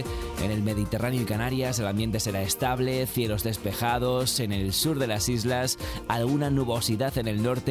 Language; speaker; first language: Spanish; native; Spanish